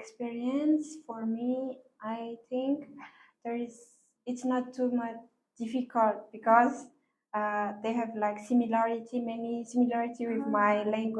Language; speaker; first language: English; non-native, learner; Malagasy